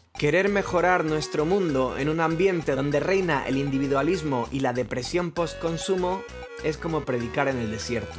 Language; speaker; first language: Spanish; native; Spanish